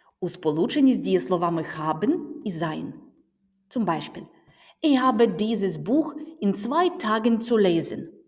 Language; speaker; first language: German; non-native, fluent; Ukrainian